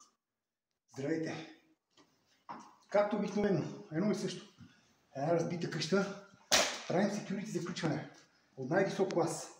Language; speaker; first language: Bulgarian; native; Bulgarian